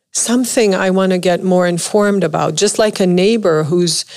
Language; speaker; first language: English; non-native, fluent; Arabic